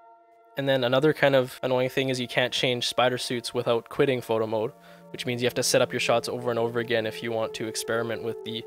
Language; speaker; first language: English; native; English